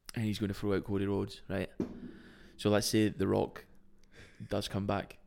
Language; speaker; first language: English; native; English